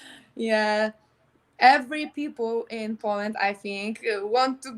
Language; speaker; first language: English; non-native, learner; Polish